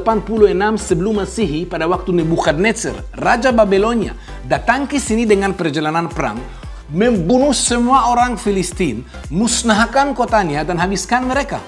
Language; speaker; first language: Indonesian; non-native, fluent; Hebrew